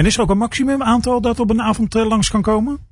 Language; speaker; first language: Dutch; native; Dutch